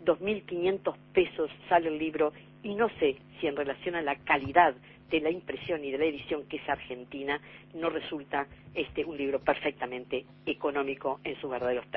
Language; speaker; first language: Spanish; native; Spanish